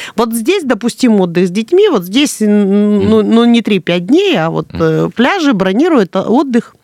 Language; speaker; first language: Russian; native; Russian